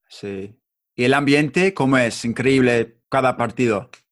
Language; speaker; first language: Spanish; non-native, learner; English